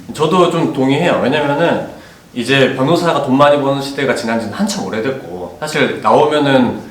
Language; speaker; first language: Korean; native; Korean